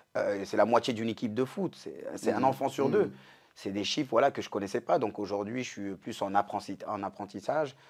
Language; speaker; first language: French; native; French